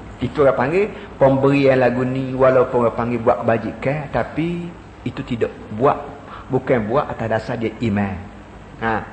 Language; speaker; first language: Malay; native; Malay